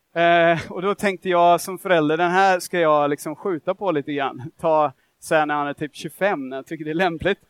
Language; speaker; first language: Swedish; non-native, fluent; English